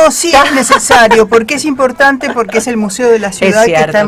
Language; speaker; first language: Spanish; native; Spanish